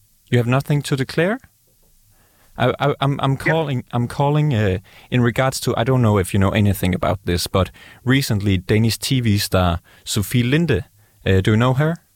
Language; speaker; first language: English; non-native, fluent; Danish